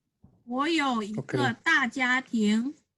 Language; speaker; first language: Chinese; non-native, fluent; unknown